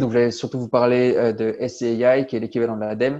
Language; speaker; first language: French; native; French